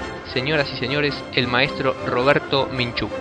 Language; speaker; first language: Spanish; native; Spanish